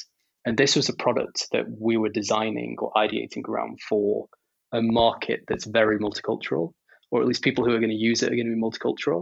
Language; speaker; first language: English; native; English